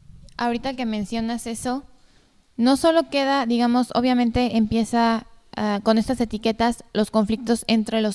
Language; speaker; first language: Spanish; native; Spanish